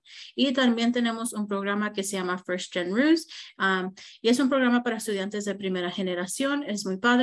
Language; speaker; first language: Spanish; early bilingual, heritage; Spanish